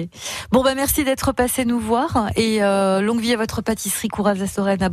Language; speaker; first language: French; native; French